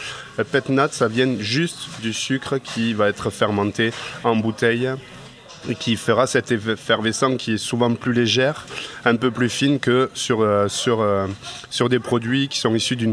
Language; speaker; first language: French; native; French